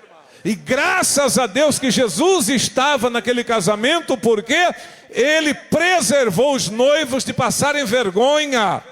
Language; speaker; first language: Portuguese; native; Portuguese